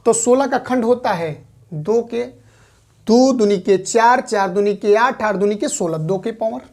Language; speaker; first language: Hindi; native; Hindi